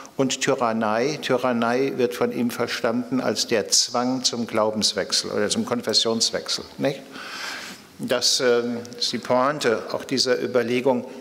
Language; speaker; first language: German; native; German